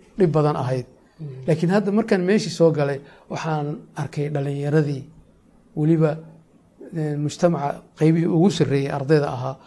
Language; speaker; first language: Somali; native; Somali